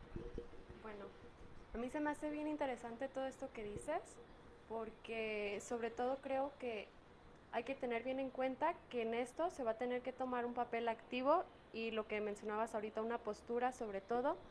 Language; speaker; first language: Spanish; native; Spanish